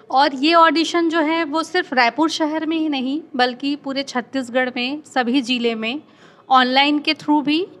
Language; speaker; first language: Hindi; native; Hindi